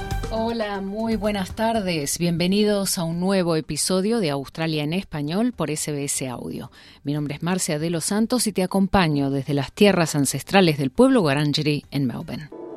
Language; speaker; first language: Spanish; native; Spanish